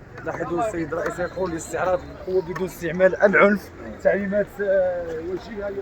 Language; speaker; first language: Arabic; native; Arabic